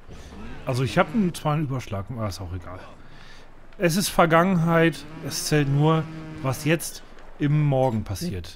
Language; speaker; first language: German; native; German